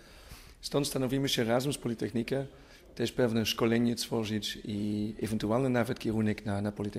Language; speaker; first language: Polish; non-native, fluent; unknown